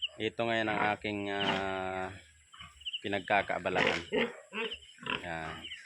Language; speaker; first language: Filipino; native; Filipino